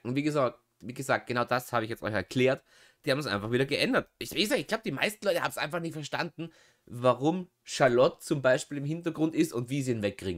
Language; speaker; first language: German; native; German